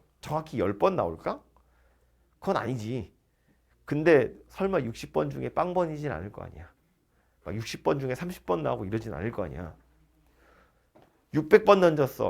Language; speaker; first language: Korean; native; Korean